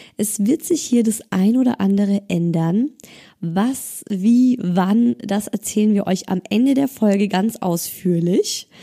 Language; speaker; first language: German; native; German